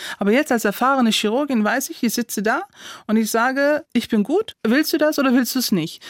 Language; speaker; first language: German; early bilingual, other home language; Turkish